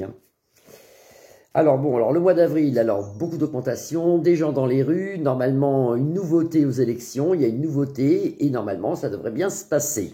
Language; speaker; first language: French; native; French